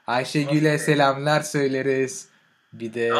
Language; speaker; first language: Turkish; non-native, fluent; French